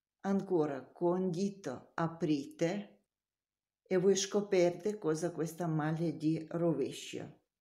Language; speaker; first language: Italian; non-native, learner; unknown